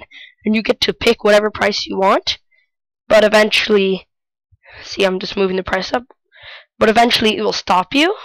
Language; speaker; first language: English; native; English